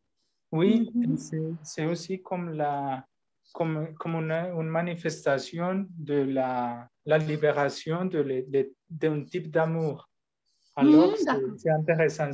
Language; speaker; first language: French; non-native, learner; Spanish